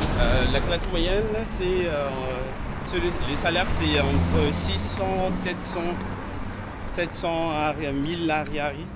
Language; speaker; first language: French; non-native, local second language; Malagasy